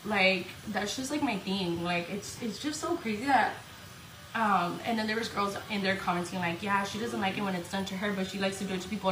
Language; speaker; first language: English; early bilingual, other home language; Spanish